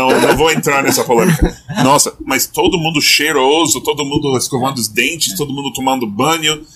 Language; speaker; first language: Portuguese; non-native, fluent; English